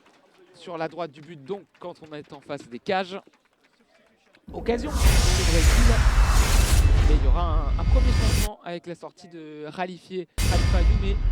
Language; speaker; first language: French; native; French